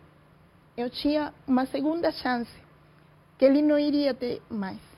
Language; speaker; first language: Portuguese; non-native, fluent; Spanish